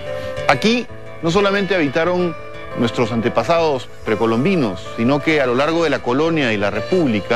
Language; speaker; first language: Spanish; native; Spanish